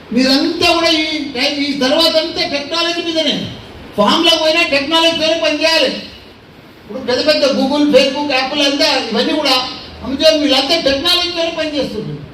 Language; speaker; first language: Telugu; native; Telugu